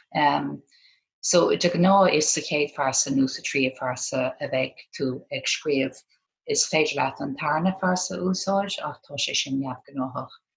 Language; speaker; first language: Irish; non-native, local second language; English